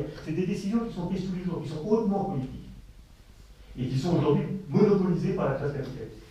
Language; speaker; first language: French; native; French